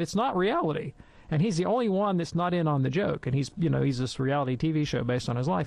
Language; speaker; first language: English; native; English